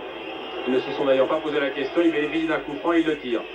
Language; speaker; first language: French; native; French